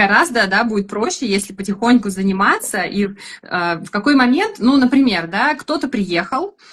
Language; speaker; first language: Russian; native; Russian